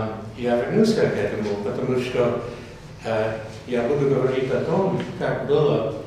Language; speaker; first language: Russian; non-native, fluent; English